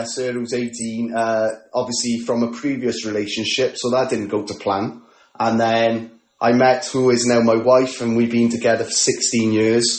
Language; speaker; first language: English; native; English